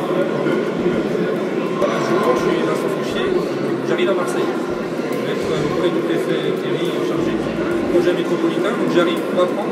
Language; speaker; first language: French; native; French